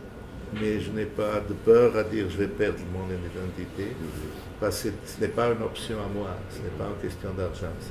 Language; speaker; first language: French; non-native, fluent; Portuguese